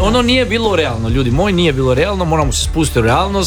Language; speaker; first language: Serbian; native; Serbian